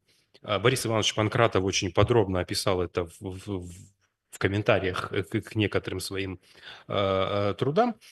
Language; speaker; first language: Russian; native; Russian